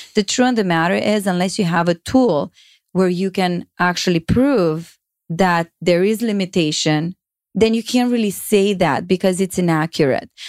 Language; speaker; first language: English; non-native, fluent; Romanian